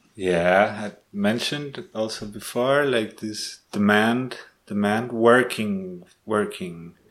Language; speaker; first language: English; non-native, learner; Spanish